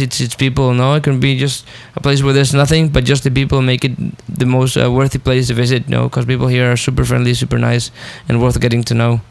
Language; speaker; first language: English; non-native, fluent; Spanish